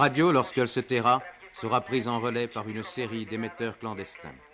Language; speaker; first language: French; native; French